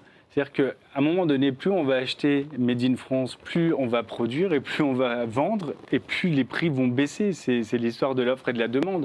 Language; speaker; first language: French; native; French